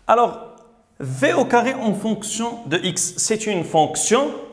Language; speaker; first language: French; non-native, local second language; Arabic